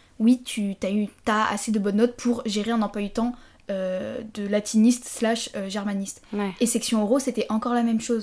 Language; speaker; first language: French; native; French